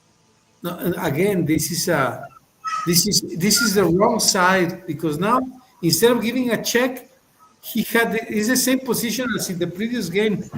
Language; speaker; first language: English; non-native, fluent; Spanish